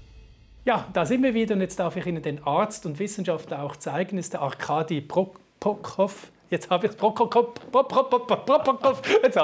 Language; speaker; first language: German; native; German